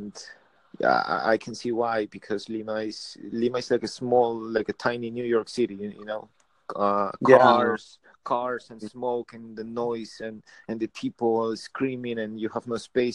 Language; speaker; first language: English; early bilingual, other home language; Spanish